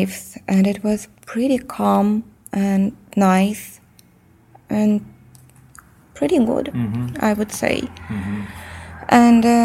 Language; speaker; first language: English; non-native, fluent; Russian